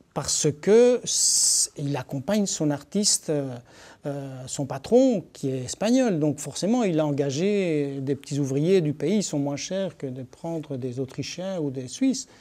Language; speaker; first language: French; early bilingual, other home language; Spanish